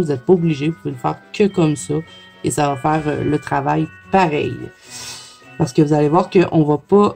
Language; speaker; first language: French; native; French